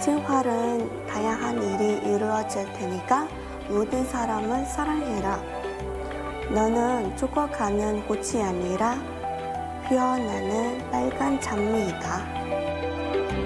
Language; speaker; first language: Korean; non-native, fluent; Mongolian